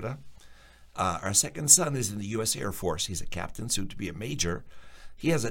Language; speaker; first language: English; early bilingual, other home language; Ukrainian